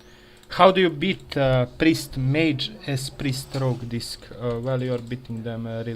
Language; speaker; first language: English; non-native, fluent; Serbian